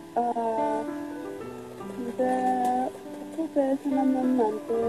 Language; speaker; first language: Korean; non-native, learner; Chinese